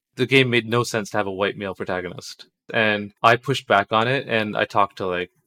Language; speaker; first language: English; native; English